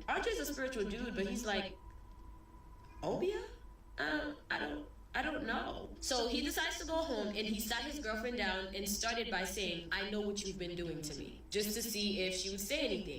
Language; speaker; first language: English; early bilingual, other home language; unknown